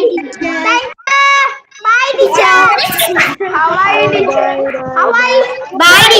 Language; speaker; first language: English; non-native, local second language; Tamil